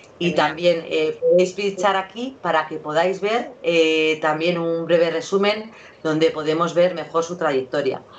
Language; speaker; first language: Spanish; native; Spanish